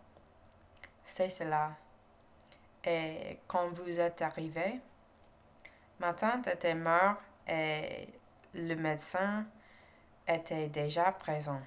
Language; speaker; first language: French; non-native, learner; English